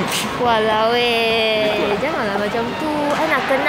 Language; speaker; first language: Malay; non-native, local second language; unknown